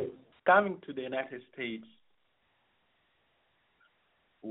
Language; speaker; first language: English; non-native, local second language; Acoli